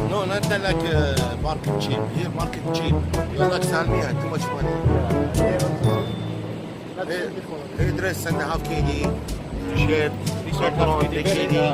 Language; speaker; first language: English; non-native, learner; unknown